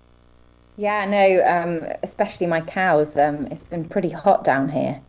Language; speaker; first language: English; native; English